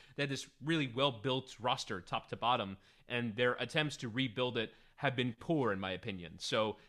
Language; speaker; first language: English; early bilingual, other home language; Spanish